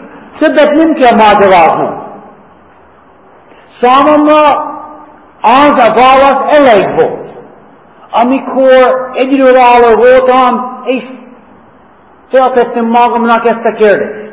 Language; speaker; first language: Hungarian; non-native, learner; English